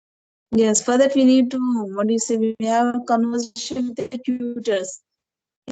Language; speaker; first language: English; non-native, learner; Telugu